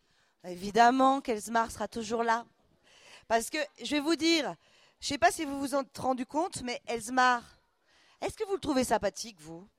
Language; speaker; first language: French; native; French